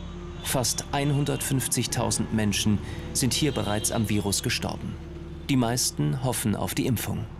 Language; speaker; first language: German; native; German